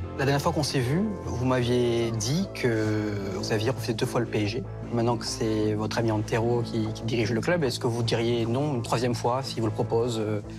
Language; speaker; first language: French; native; French